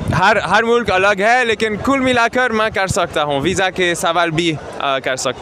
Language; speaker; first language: Hindi; non-native, learner; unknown